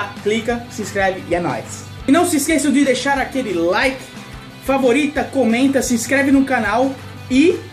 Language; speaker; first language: Portuguese; native; Portuguese